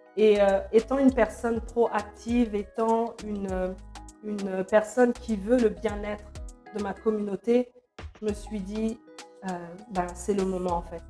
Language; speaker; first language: French; non-native, local second language; Lingala